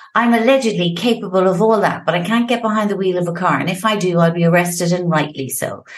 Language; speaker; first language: English; native; English